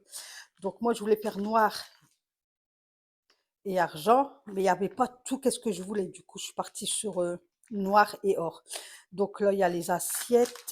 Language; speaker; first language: French; native; French